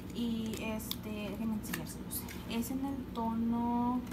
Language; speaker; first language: Spanish; early bilingual, heritage; Spanish